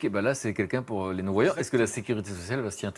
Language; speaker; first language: French; native; French